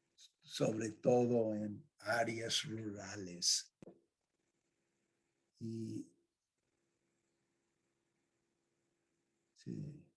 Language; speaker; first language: Spanish; non-native, fluent; English